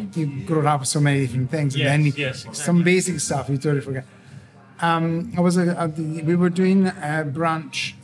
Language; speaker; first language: English; non-native, fluent; Italian